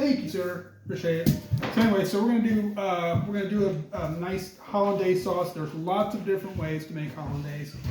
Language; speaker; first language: English; native; English